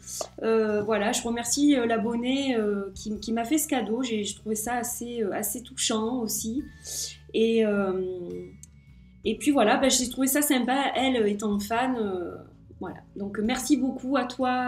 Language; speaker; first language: French; native; French